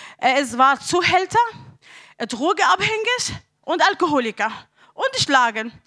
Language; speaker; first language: German; non-native, learner; Arabic